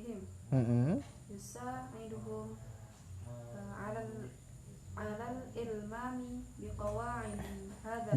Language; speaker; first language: Arabic; non-native, fluent; Indonesian